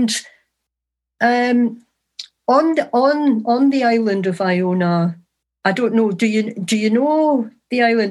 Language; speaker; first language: English; native; English